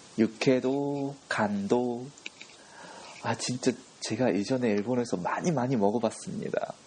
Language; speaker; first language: Korean; non-native, fluent; Japanese